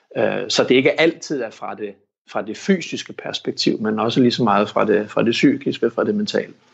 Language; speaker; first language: Danish; early bilingual, heritage; Danish